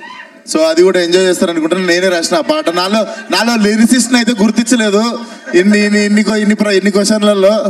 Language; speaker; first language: Telugu; native; Telugu